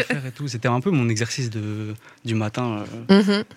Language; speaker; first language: French; native; French